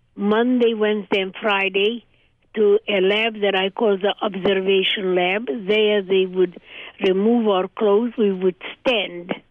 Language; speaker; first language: English; early bilingual, other home language; Hungarian